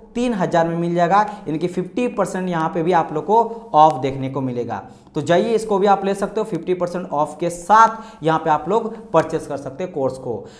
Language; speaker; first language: Hindi; non-native, local second language; Marathi